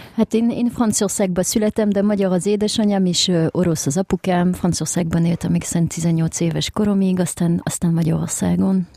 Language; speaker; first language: Hungarian; early bilingual, heritage; French